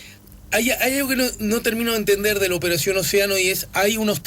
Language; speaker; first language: Spanish; native; Spanish